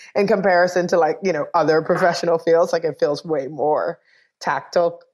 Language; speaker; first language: English; native; English